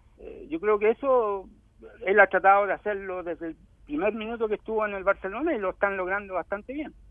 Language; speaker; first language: Spanish; native; Spanish